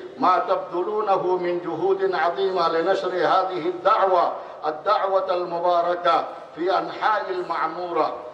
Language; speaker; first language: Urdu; non-native, fluent; Bangla